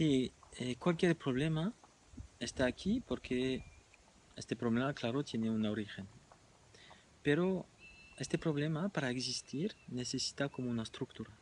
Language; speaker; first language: Spanish; non-native, fluent; French